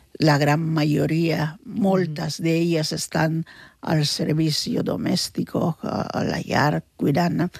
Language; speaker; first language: Catalan; non-native, fluent; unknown